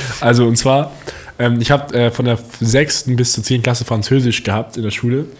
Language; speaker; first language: German; native; German